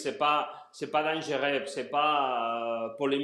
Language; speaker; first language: French; non-native, fluent; Spanish